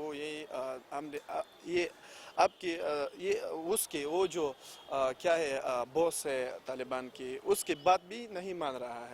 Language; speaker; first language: Hindi; non-native, learner; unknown